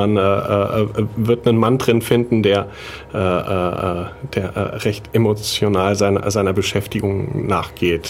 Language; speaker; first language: German; native; German